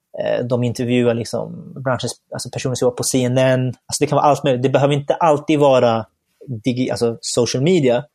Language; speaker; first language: Swedish; early bilingual, other home language; Bangla